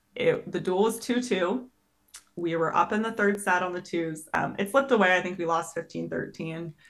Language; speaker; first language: English; native; English